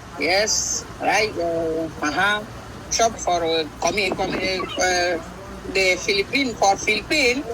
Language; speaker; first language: English; non-native, learner; Spanish